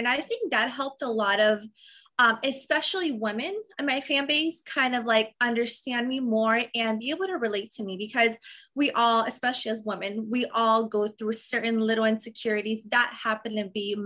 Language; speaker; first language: English; non-native, fluent; Serbian